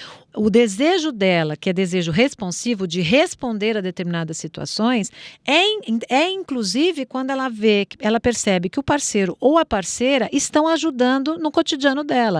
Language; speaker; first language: Portuguese; native; Portuguese